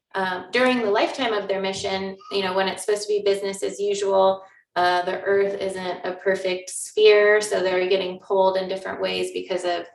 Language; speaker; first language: English; native; English